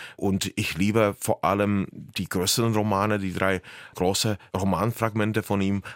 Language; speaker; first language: German; non-native, fluent; Czech